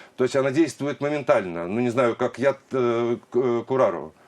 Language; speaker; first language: Russian; native; Russian